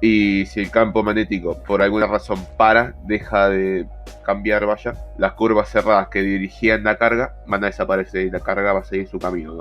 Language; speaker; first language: Spanish; native; Spanish